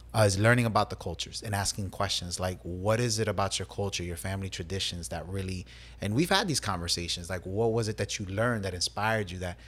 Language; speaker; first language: English; early bilingual, other home language; Spanish